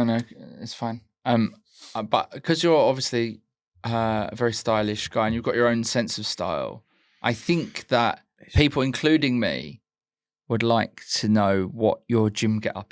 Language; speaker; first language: English; native; English